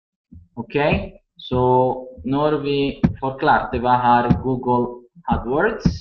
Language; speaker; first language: Norwegian; non-native, learner; Italian